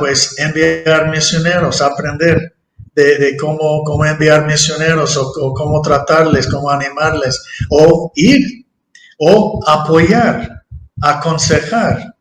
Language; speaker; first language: Spanish; non-native, fluent; English